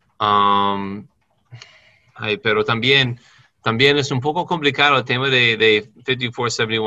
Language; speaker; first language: Spanish; non-native, learner; English